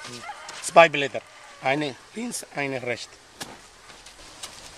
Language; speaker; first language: German; non-native, learner; Spanish